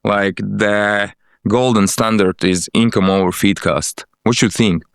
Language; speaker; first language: English; non-native, fluent; Latvian